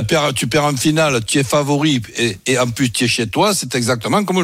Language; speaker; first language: French; native; French